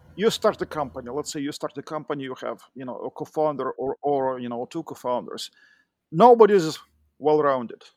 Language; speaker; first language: English; non-native, fluent; Russian